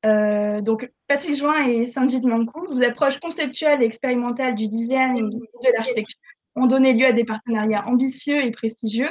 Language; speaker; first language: French; native; French